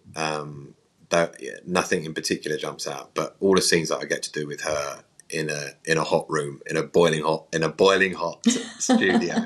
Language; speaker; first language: English; native; English